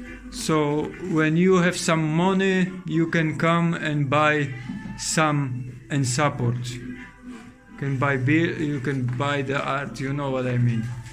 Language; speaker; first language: English; non-native, learner; Polish